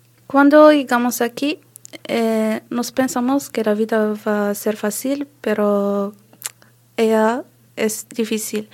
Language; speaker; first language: Spanish; non-native, learner; Arabic